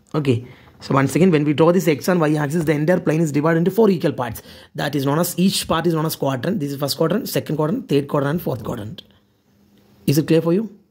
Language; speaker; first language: English; non-native, local second language; Malayalam